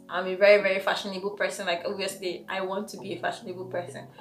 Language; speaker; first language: English; non-native, local second language; Igbo